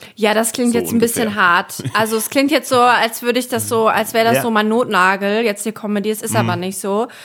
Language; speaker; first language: German; native; German